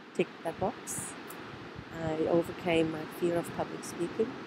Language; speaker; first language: English; non-native, fluent; German